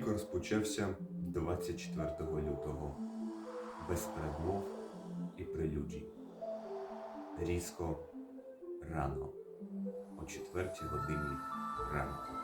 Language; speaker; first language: Ukrainian; native; Ukrainian